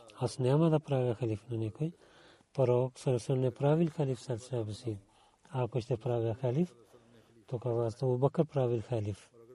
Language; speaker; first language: Bulgarian; non-native, learner; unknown